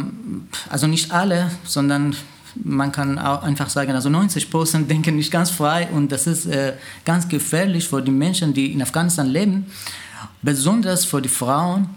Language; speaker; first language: German; non-native, learner; Persian